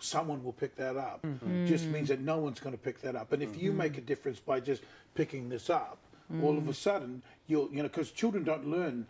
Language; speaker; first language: English; native; English